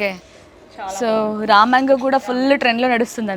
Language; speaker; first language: Telugu; native; Telugu